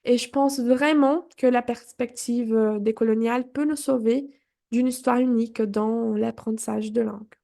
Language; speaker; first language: French; non-native, fluent; Portuguese